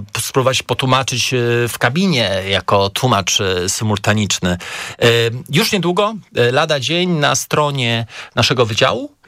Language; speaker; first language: Polish; native; Polish